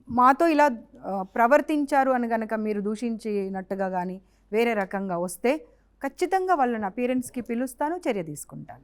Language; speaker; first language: Telugu; native; Telugu